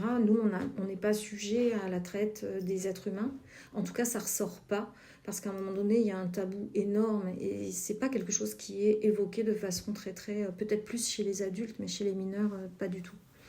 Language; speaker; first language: French; native; French